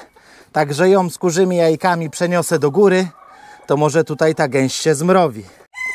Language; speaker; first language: Polish; native; Polish